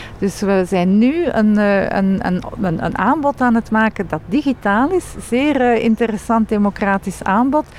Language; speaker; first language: Dutch; non-native, local second language; French